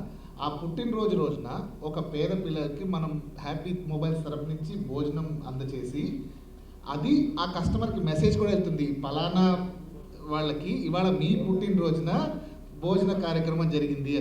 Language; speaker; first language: Telugu; native; Telugu